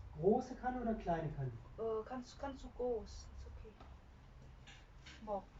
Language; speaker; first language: German; non-native, learner; Thai